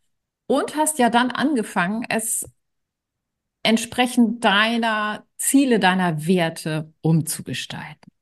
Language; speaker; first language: German; native; German